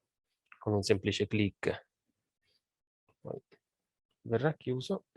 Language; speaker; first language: Italian; native; Italian